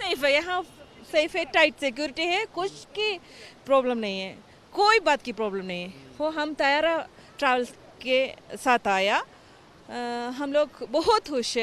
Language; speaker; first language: Hindi; non-native, local second language; Malayalam